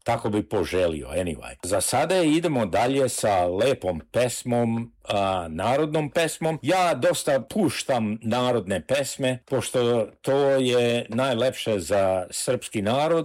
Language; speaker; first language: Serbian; early bilingual, heritage; Serbian